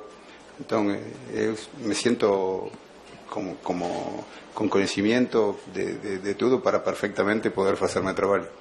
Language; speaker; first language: Portuguese; non-native, fluent; Spanish